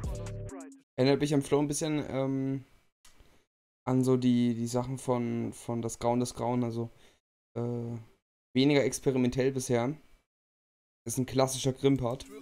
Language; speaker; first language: German; native; German